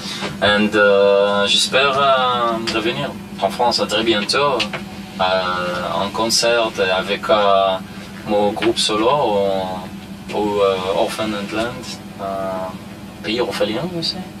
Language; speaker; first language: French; non-native, learner; Hebrew